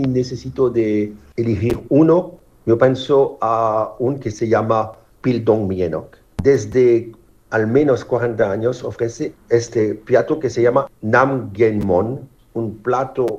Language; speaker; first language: Spanish; non-native, fluent; French